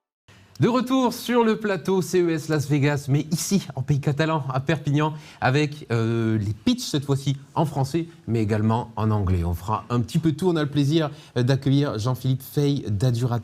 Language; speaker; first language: French; native; French